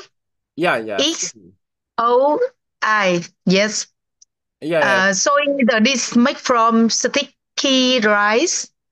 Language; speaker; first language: English; non-native, learner; Vietnamese